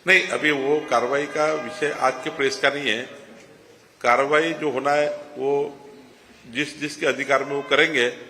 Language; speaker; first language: Hindi; non-native, local second language; Marathi